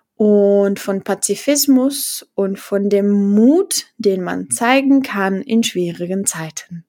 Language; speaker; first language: German; non-native, fluent; Czech